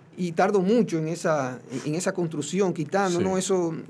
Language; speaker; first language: Spanish; native; Spanish